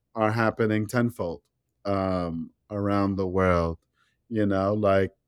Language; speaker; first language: English; native; English